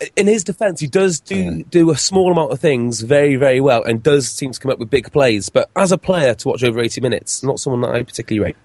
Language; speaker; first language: English; native; English